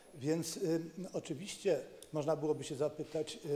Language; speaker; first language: Polish; native; Polish